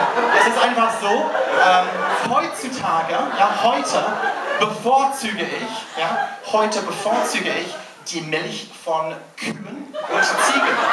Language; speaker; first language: German; non-native, learner; English